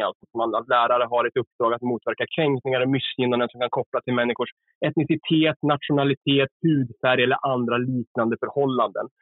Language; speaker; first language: Swedish; native; Swedish